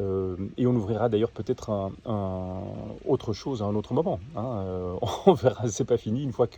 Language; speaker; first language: French; native; French